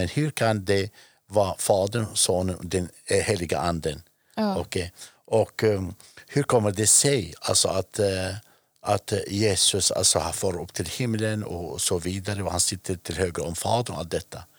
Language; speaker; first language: Swedish; non-native, fluent; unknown